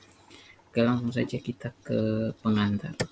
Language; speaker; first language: Indonesian; native; Indonesian